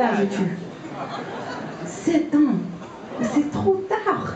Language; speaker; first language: French; non-native, learner; English